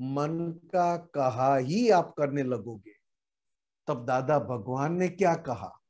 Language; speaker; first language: Hindi; non-native, local second language; Gujarati